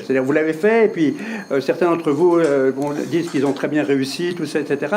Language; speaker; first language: French; native; French